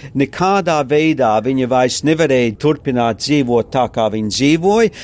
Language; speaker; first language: Latvian; early bilingual, heritage; Latvian